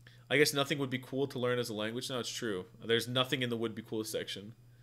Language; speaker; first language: English; native; English